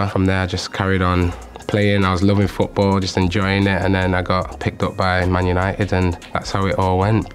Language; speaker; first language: English; native; English